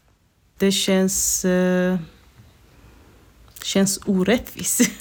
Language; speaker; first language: Swedish; non-native, fluent; Turkish